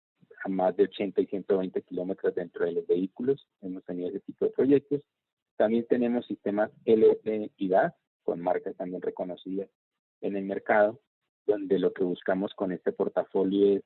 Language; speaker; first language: Spanish; native; Spanish